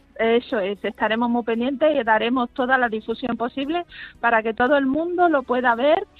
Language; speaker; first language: Spanish; native; Spanish